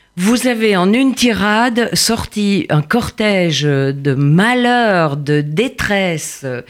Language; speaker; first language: French; native; French